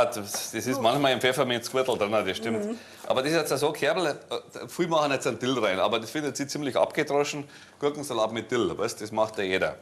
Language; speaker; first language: German; native; German